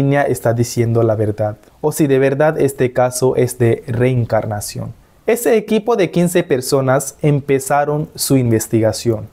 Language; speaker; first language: Spanish; non-native, fluent; Hindi